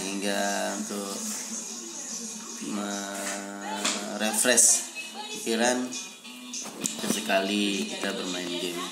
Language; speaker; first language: Indonesian; native; Indonesian